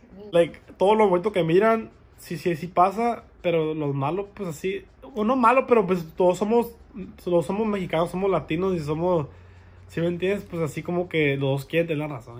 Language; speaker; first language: Spanish; early bilingual, heritage; Spanish